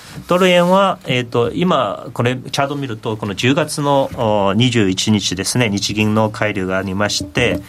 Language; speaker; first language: Japanese; non-native, fluent; Chinese